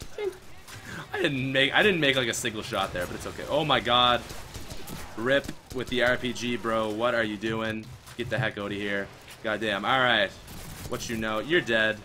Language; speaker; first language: English; native; English